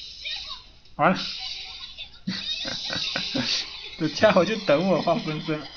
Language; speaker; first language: Chinese; native; Chinese